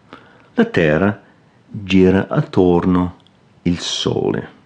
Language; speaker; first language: Italian; non-native, fluent; English